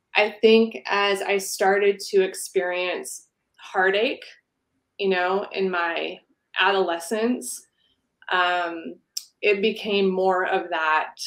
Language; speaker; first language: English; native; English